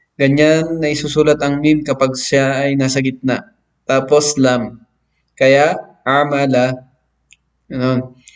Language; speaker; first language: Filipino; non-native, local second language; Maranao